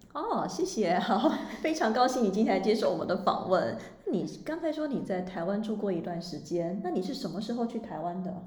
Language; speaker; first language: Chinese; native; Chinese